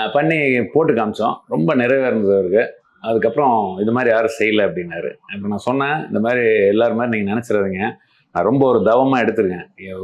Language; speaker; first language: Tamil; non-native, local second language; Malayalam